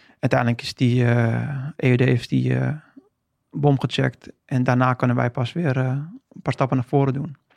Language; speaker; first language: Dutch; native; Dutch